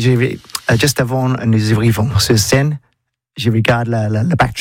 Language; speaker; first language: French; non-native, learner; English